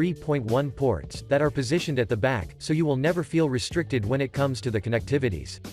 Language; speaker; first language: English; non-native, fluent; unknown